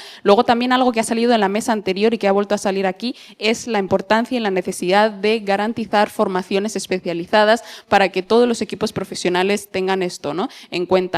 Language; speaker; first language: Spanish; native; Spanish